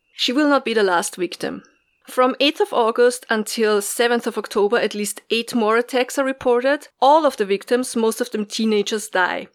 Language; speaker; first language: English; non-native, fluent; German